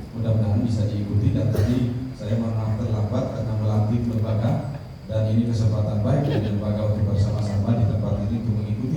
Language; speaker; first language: Indonesian; non-native, fluent; Danish